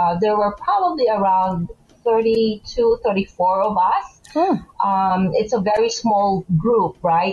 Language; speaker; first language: English; non-native, local second language; Hiligaynon